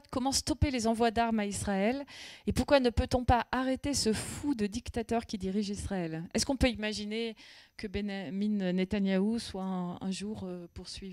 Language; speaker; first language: French; native; French